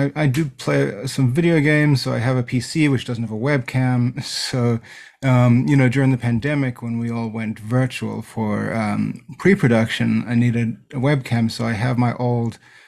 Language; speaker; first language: English; native; English